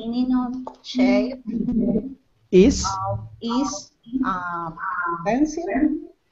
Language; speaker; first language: English; non-native, learner; Spanish